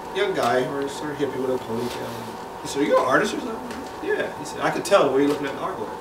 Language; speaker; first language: English; native; English